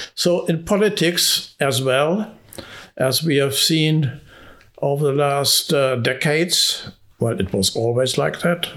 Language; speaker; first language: English; non-native, fluent; Hungarian